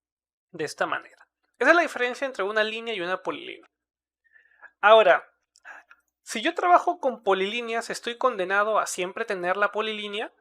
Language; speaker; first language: Spanish; native; Spanish